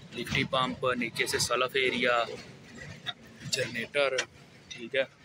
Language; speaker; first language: Urdu; non-native, local second language; Punjabi